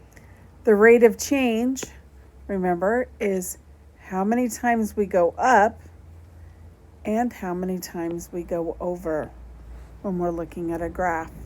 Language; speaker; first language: English; native; English